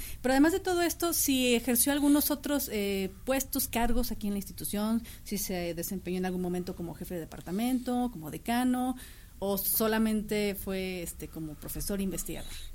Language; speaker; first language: Spanish; native; Spanish